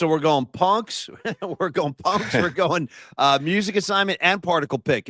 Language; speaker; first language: English; native; English